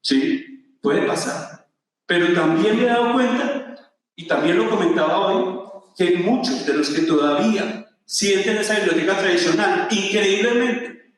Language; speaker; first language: Spanish; native; Spanish